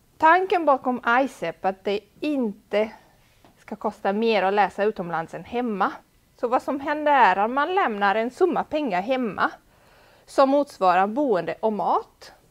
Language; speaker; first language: Swedish; non-native, fluent; Italian